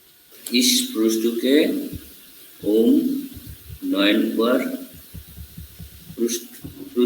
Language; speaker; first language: German; non-native, learner; Bangla